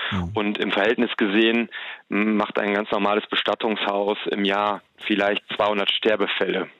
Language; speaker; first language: German; native; German